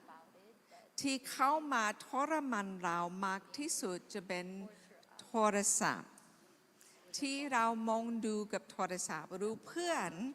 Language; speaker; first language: Thai; non-native, fluent; English